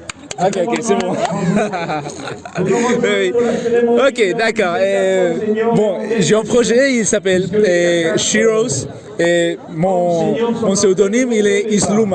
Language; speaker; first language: French; non-native, learner; Spanish